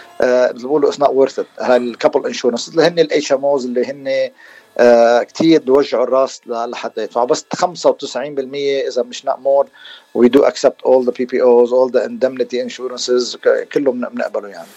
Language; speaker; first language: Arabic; non-native, local second language; Armenian